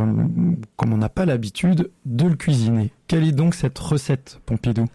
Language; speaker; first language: French; native; French